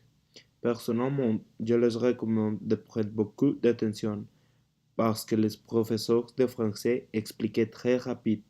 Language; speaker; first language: French; non-native, learner; Spanish